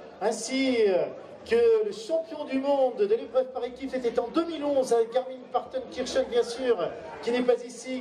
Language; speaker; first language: French; native; French